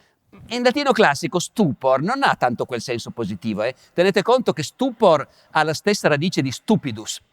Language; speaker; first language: Italian; native; Italian